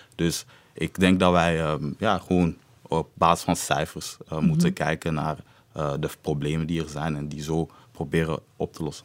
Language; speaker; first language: Dutch; early bilingual, other home language; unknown